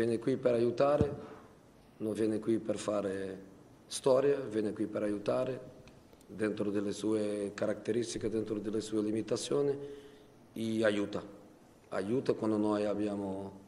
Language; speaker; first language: Italian; non-native, fluent; Portuguese